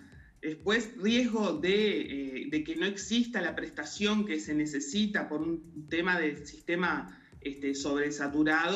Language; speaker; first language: Spanish; native; Spanish